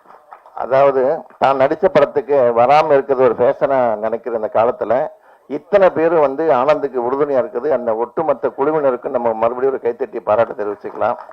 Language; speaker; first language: Tamil; native; Tamil